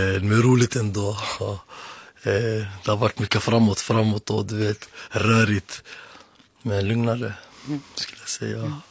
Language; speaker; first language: Swedish; early bilingual, other home language; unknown